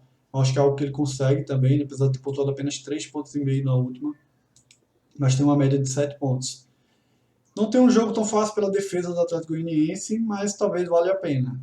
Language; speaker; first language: Portuguese; native; Portuguese